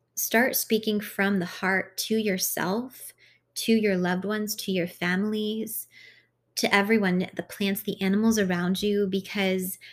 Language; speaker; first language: English; early bilingual, other home language; Hungarian